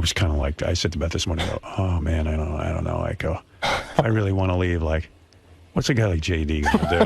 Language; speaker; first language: English; native; English